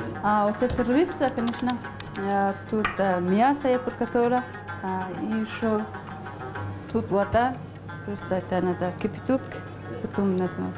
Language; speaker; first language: Russian; non-native, learner; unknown